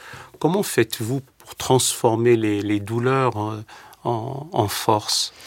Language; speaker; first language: French; native; French